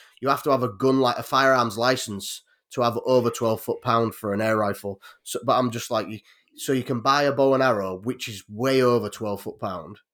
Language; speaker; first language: English; native; English